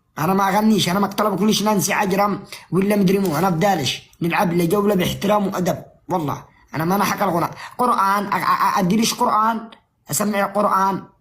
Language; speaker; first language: Arabic; native; Arabic